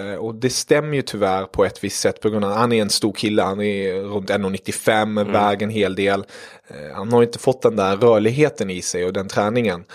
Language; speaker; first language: Swedish; early bilingual, other home language; German